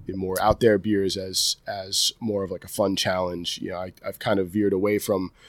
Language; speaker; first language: English; native; English